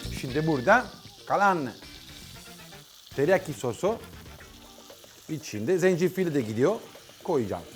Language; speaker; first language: Turkish; non-native, learner; Italian